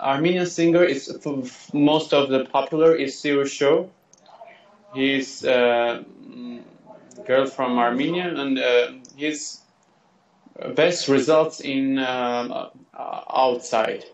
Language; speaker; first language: English; non-native, learner; Armenian